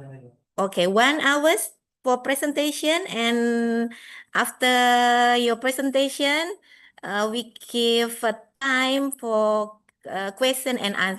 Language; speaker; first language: English; non-native, fluent; Indonesian